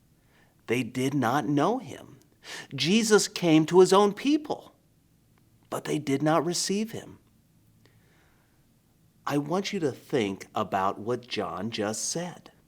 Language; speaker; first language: English; native; English